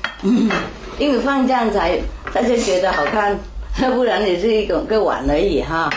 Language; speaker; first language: Chinese; non-native, fluent; Vietnamese